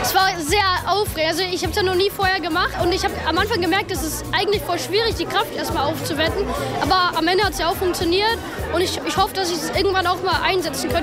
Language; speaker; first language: German; native; German